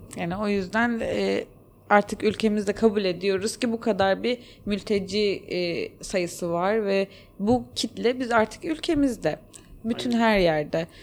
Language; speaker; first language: Turkish; native; Turkish